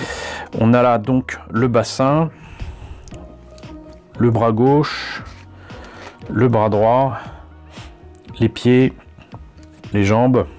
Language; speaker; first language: French; native; French